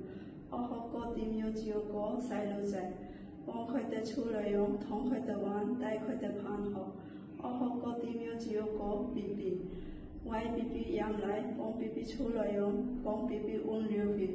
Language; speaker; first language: Cantonese; non-native, learner; Bangla